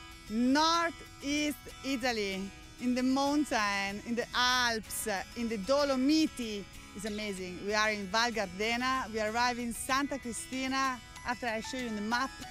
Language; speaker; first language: English; non-native, fluent; Italian